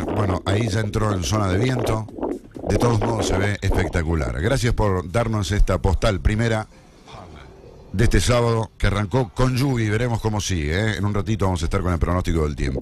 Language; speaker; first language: Spanish; native; Spanish